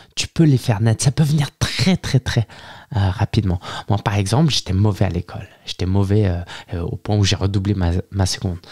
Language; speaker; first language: French; early bilingual, other home language; Chinese